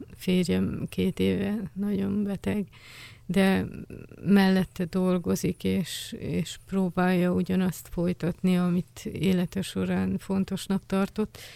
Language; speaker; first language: Hungarian; native; Hungarian